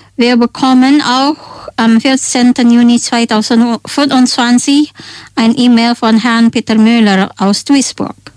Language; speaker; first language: German; non-native, fluent; Indonesian